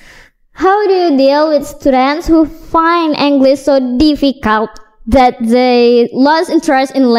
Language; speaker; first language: English; non-native, learner; Indonesian